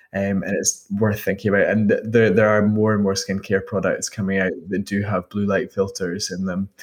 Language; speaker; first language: English; native; English